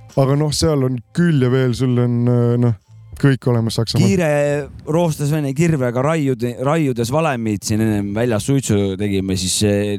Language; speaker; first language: Estonian; non-native, fluent; German